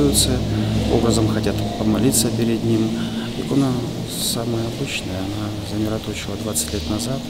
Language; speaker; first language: Russian; native; Russian